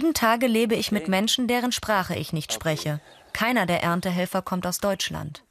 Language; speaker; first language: German; native; German